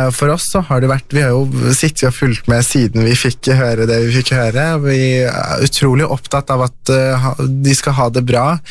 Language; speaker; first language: Norwegian; early bilingual, other home language; Persian